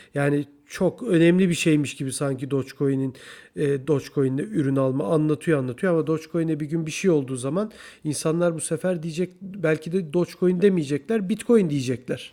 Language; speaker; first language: Turkish; native; Turkish